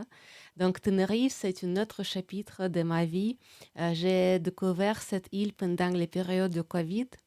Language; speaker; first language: French; non-native, fluent; Russian